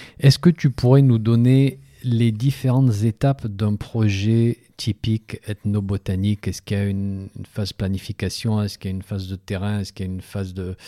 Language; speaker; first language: French; native; French